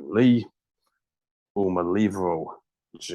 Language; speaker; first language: Portuguese; non-native, learner; English